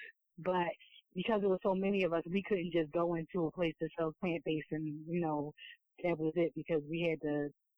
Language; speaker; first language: English; native; English